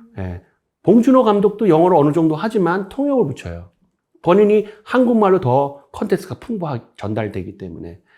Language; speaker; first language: Korean; native; Korean